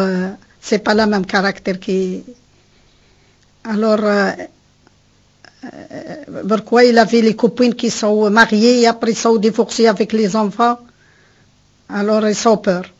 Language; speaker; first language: French; non-native, learner; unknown